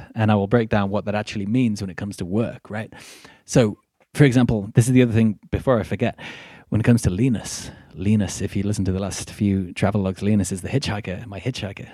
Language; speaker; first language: English; native; English